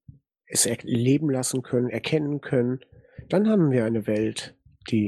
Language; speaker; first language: German; native; German